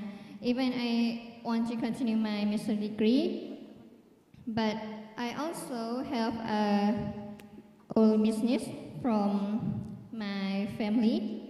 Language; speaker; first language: English; non-native, learner; Thai